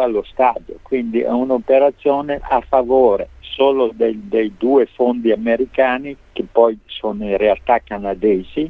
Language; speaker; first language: Italian; native; Italian